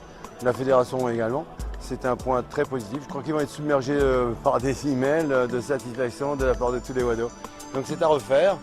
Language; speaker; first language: French; native; French